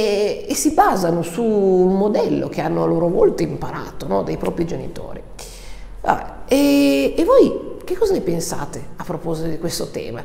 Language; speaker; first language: Italian; native; Italian